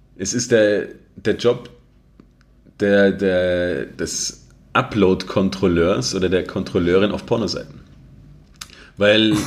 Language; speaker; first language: German; native; German